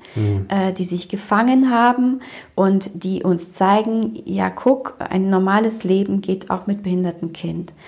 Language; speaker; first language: German; early bilingual, other home language; Romanian